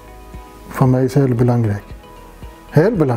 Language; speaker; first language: Dutch; non-native, learner; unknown